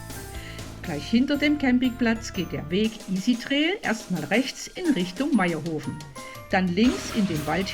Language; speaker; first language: German; native; German